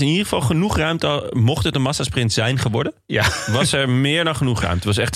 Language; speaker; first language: Dutch; native; Dutch